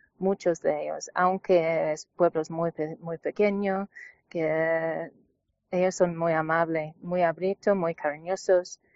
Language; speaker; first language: Spanish; non-native, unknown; English